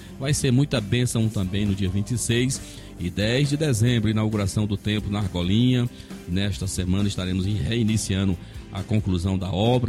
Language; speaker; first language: Portuguese; native; Portuguese